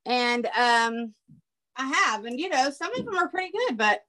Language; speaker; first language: English; native; English